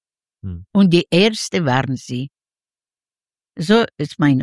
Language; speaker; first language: German; non-native, learner; Yiddish